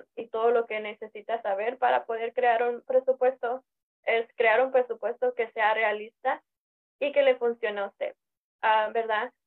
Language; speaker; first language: Spanish; early bilingual, heritage; Spanish